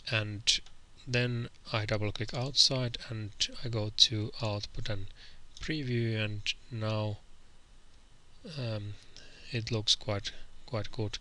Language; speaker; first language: English; non-native, fluent; Finnish